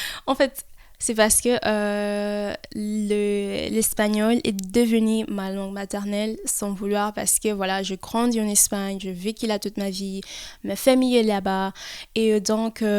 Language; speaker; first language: French; early bilingual, heritage; French